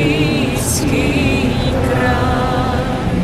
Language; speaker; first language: Ukrainian; native; Ukrainian